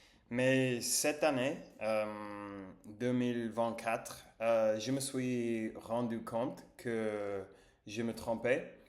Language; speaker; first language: French; non-native, learner; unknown